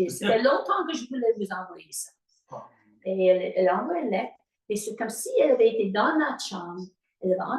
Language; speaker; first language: French; native; French